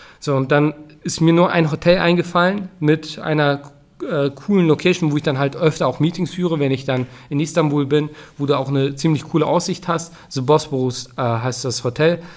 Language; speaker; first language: German; early bilingual, other home language; Turkish